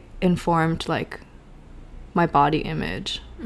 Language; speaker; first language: English; native; English